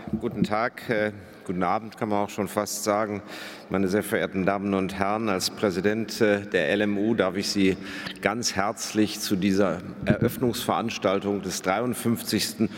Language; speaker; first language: German; native; German